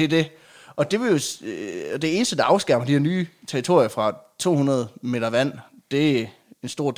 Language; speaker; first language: Danish; native; Danish